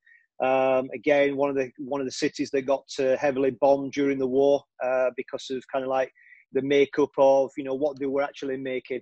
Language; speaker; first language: English; native; English